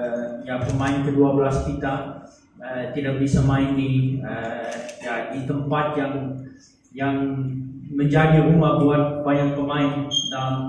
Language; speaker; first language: Indonesian; non-native, fluent; Dutch